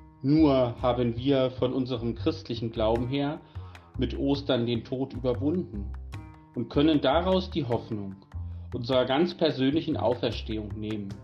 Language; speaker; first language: German; native; German